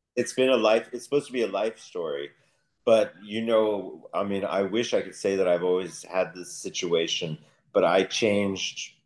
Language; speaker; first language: English; native; English